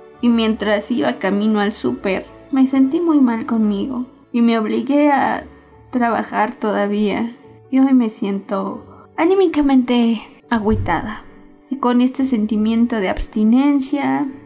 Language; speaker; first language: Spanish; native; Spanish